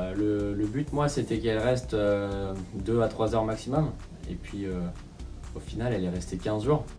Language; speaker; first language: French; native; French